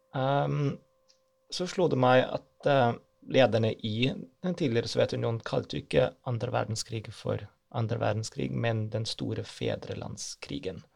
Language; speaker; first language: Norwegian; non-native, fluent; German